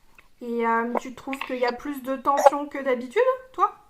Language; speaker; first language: French; native; French